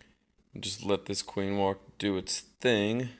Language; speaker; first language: English; native; English